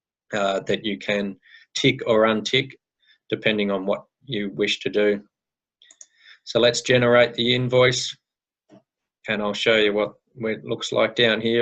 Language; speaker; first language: English; native; English